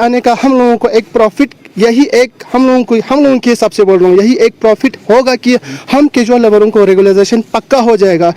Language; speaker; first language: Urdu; non-native, local second language; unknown